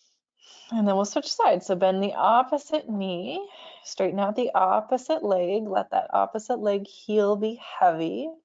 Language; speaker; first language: English; native; English